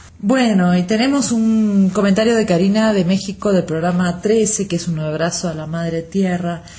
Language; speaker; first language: Spanish; native; Spanish